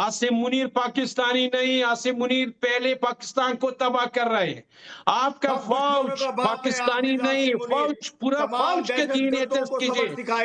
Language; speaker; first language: Hindi; non-native, learner; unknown